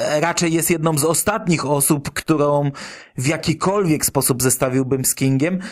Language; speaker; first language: Polish; native; Polish